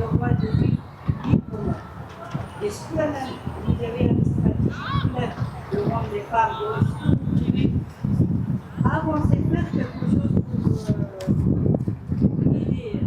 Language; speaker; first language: French; non-native, learner; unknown